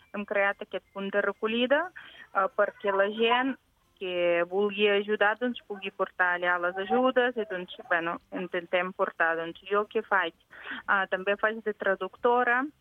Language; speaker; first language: Catalan; non-native, fluent; Ukrainian